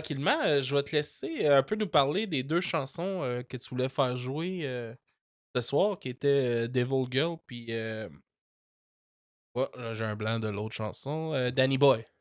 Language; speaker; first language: French; native; French